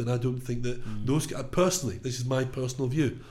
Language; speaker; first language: English; native; English